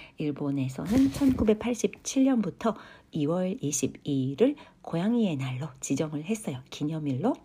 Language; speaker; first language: Korean; non-native, fluent; Japanese